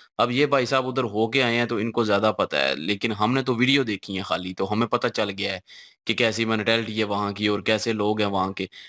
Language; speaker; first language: Urdu; non-native, local second language; Punjabi